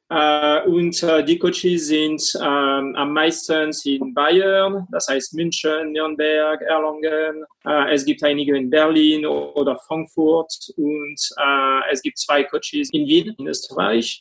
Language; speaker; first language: German; non-native, fluent; French